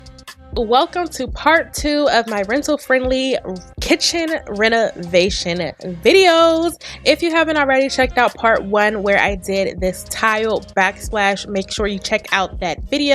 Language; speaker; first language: English; native; English